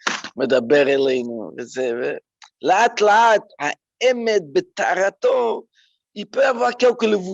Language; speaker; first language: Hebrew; non-native, fluent; French